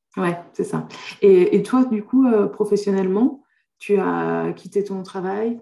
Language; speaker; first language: French; native; French